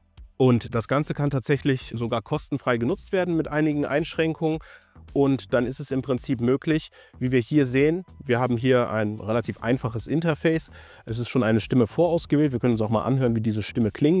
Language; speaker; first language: German; native; German